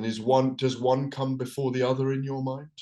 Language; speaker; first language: English; native; English